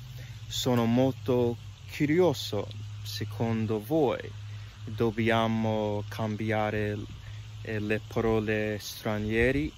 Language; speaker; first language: Italian; non-native, learner; English